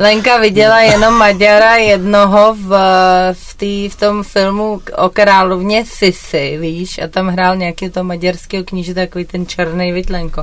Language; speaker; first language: Czech; native; Czech